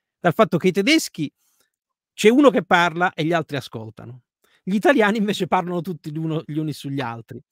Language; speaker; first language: Italian; native; Italian